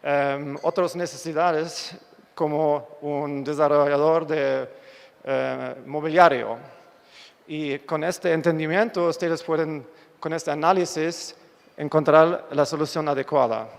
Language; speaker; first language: Spanish; non-native, fluent; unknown